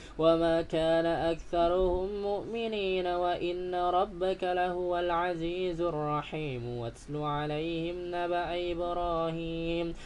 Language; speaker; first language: Arabic; non-native, learner; Indonesian